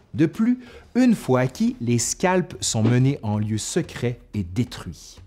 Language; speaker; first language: French; native; French